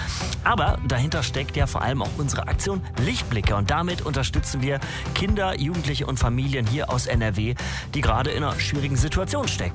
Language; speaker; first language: German; native; German